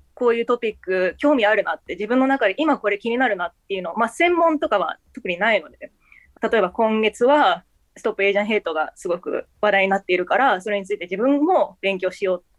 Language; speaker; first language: Japanese; early bilingual, heritage; Japanese